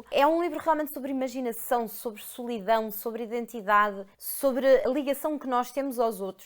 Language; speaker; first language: Portuguese; native; Portuguese